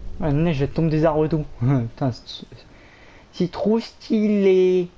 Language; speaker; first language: French; native; French